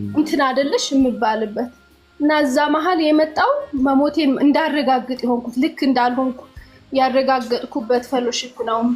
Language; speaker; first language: Amharic; early bilingual, heritage; Amharic